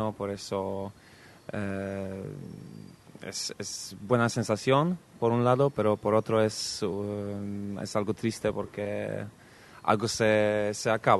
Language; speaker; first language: Spanish; non-native, fluent; Polish